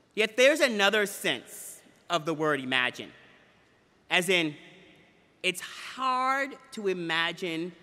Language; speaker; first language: English; native; English